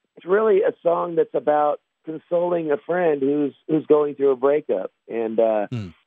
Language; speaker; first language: English; native; English